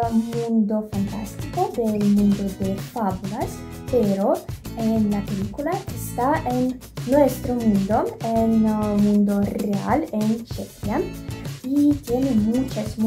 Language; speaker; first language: Spanish; non-native, fluent; Russian